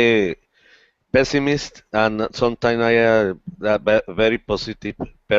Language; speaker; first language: English; non-native, learner; Spanish